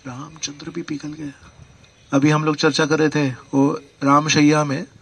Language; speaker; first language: Hindi; non-native, local second language; Marathi